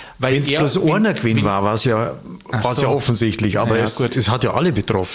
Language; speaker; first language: German; native; German